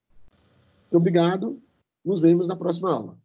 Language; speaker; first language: Portuguese; native; Portuguese